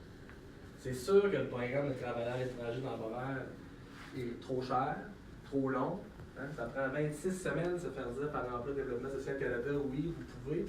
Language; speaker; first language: French; native; French